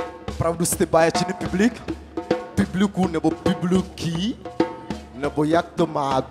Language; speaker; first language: Czech; non-native, learner; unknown